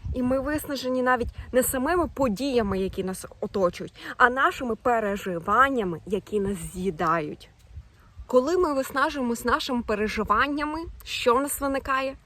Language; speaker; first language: Ukrainian; non-native, local second language; Russian